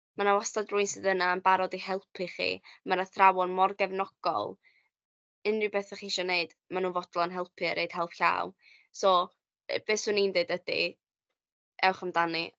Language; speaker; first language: Welsh; native; Welsh